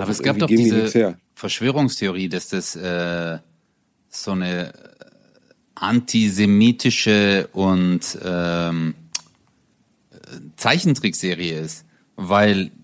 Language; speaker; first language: German; early bilingual, other home language; Turkish